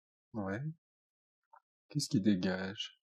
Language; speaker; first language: French; native; French